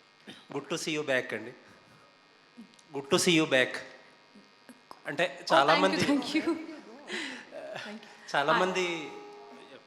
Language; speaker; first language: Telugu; native; Telugu